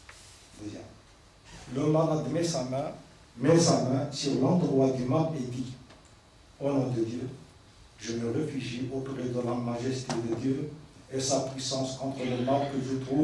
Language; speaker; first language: French; non-native, local second language; Arabic